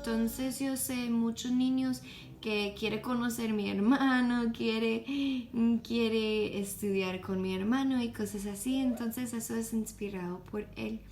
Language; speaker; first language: Spanish; non-native, learner; English